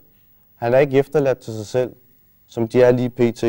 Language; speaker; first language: Danish; early bilingual, other home language; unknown